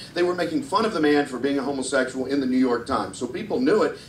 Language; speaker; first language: English; native; English